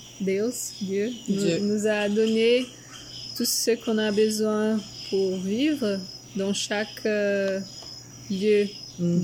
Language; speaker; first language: French; non-native, fluent; Portuguese